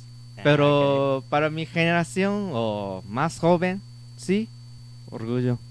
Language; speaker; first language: Spanish; non-native, learner; Japanese